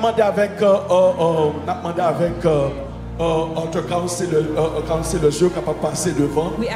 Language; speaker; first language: French; non-native, local second language; Haitian Creole